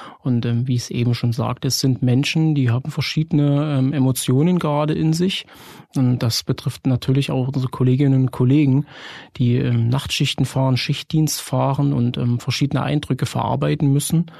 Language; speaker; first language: German; native; German